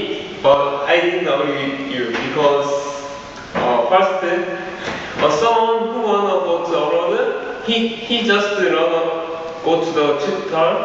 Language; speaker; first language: English; non-native, learner; Korean